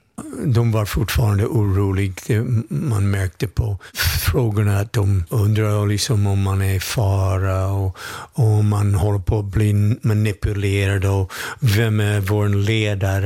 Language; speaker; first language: Swedish; non-native, fluent; English